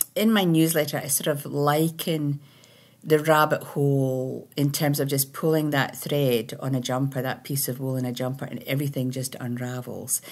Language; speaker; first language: English; native; English